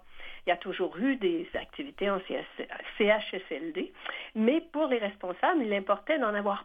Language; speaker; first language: French; native; French